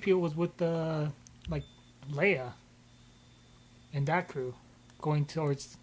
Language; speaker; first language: English; native; English